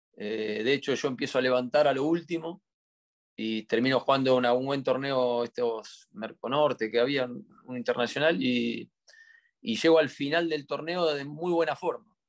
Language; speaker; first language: Spanish; native; Spanish